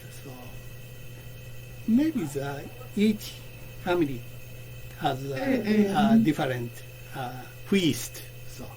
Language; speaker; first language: English; non-native, learner; Japanese